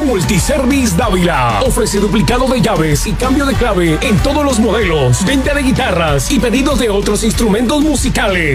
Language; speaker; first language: Spanish; native; Spanish